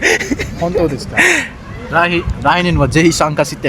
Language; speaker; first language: Japanese; non-native, learner; Nepali